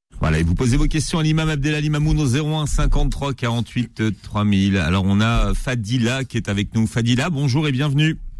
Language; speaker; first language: French; native; French